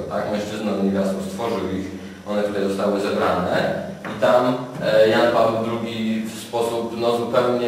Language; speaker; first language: Polish; native; Polish